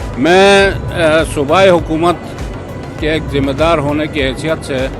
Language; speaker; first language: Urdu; non-native, local second language; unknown